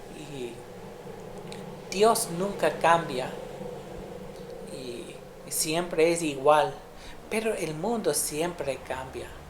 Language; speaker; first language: Spanish; non-native, fluent; English